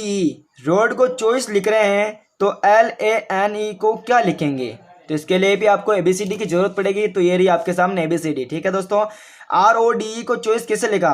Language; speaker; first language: Hindi; native; Hindi